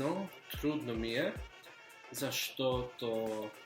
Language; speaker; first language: Bulgarian; non-native, learner; English